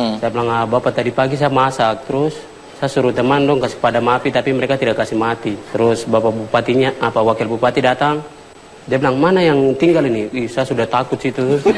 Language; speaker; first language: Indonesian; non-native, local second language; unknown